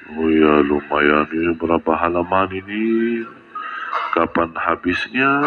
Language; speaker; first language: Malay; non-native, fluent; Arabic